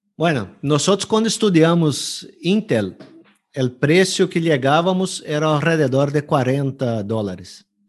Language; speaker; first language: Spanish; non-native, fluent; Portuguese